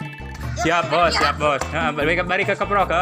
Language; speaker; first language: Indonesian; non-native, local second language; Sundanese